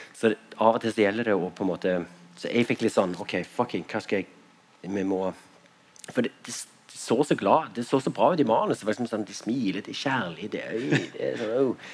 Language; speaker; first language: Norwegian; native; Norwegian